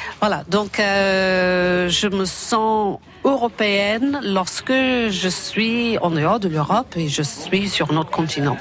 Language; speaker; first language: French; non-native, fluent; English